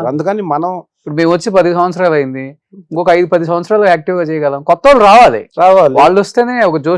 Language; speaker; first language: Telugu; native; Telugu